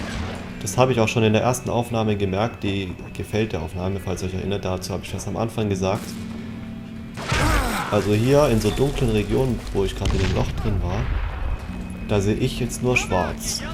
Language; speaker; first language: German; native; German